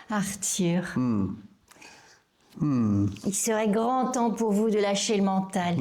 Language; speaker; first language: French; native; French